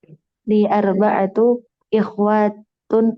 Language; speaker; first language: Arabic; non-native, learner; Indonesian